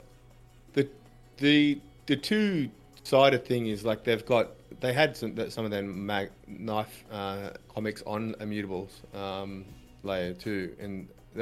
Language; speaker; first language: English; native; English